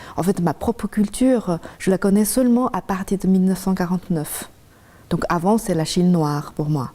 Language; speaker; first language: French; non-native, fluent; Chinese